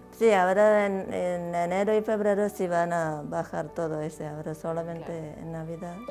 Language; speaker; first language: Spanish; non-native, learner; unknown